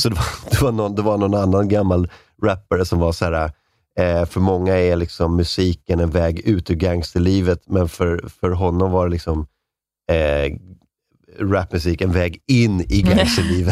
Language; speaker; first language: Swedish; native; Swedish